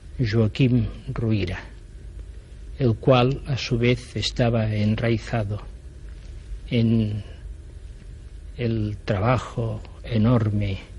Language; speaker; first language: Spanish; non-native, local second language; Catalan